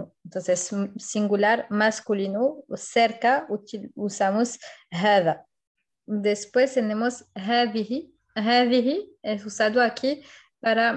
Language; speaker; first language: Spanish; non-native, fluent; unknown